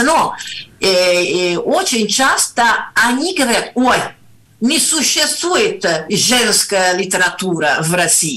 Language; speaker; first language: Russian; non-native, fluent; Italian